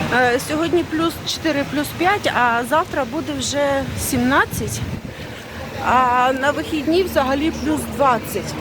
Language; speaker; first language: Ukrainian; native; Ukrainian